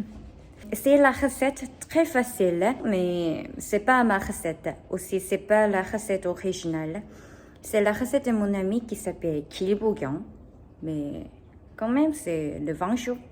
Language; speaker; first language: French; non-native, learner; Korean